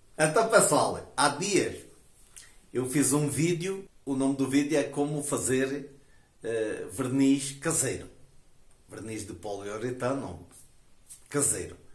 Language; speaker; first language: Portuguese; native; Portuguese